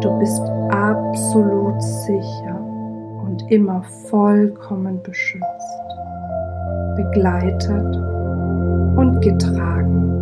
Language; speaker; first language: German; native; German